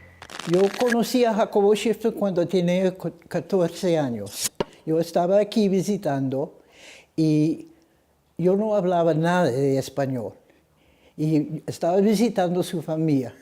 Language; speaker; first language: Spanish; non-native, fluent; English